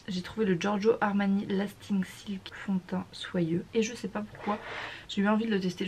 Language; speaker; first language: French; native; French